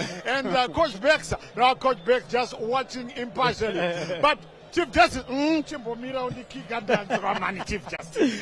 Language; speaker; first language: English; non-native, local second language; Shona